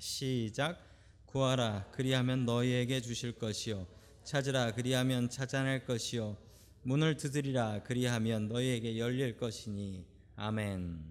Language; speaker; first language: Korean; native; Korean